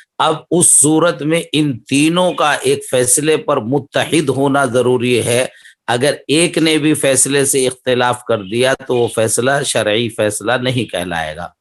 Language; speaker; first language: Urdu; native; Urdu